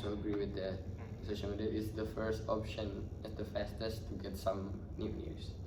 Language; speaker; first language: English; non-native, learner; Indonesian